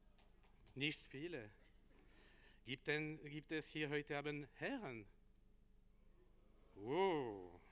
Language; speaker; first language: German; non-native, learner; French